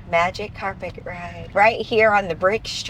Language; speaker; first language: English; native; English